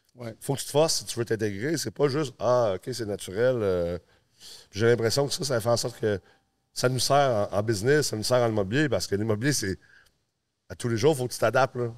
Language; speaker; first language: French; early bilingual, other home language; English